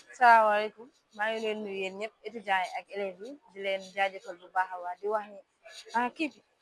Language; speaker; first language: Wolof; non-native, local second language; Serer